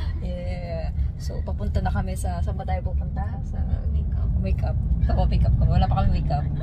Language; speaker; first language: Filipino; native; Filipino